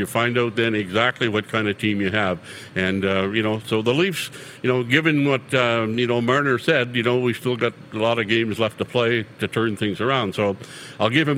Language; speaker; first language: English; native; English